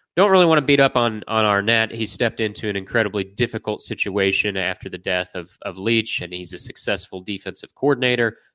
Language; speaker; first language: English; native; English